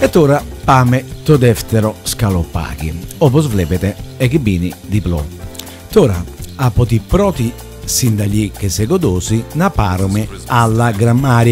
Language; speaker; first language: Greek; non-native, learner; Italian